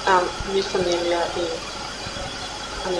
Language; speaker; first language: Spanish; non-native, learner; English